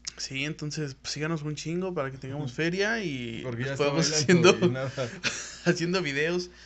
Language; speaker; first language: Spanish; native; Spanish